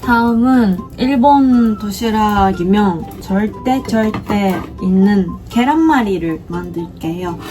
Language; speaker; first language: Korean; non-native, fluent; Japanese